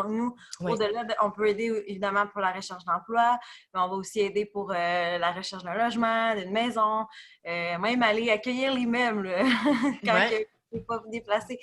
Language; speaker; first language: French; native; French